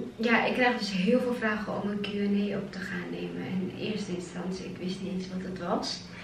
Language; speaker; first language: Dutch; early bilingual, other home language; Chechen